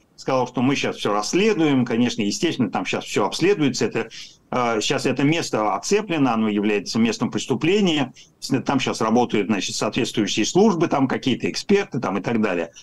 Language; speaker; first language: Russian; native; Russian